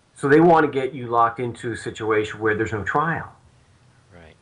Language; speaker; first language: English; native; English